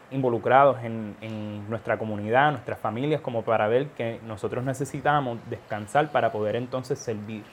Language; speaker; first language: Spanish; early bilingual, heritage; Spanish